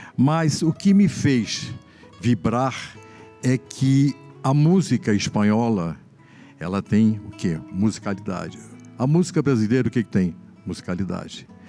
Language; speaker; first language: Portuguese; early bilingual, other home language; Spanish